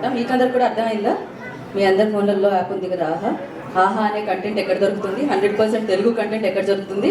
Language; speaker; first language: Telugu; native; Telugu